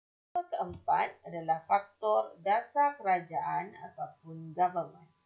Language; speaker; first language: Malay; native; Malay